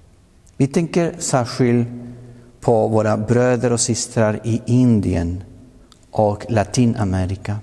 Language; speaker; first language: Swedish; non-native, fluent; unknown